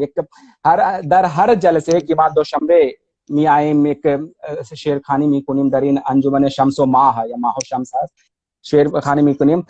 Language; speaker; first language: Persian; non-native, learner; Hindi